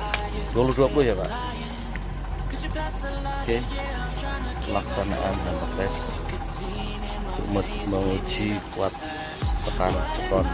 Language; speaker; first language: Indonesian; non-native, local second language; Javanese